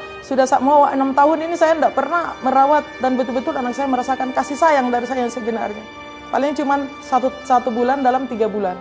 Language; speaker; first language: Indonesian; native; Indonesian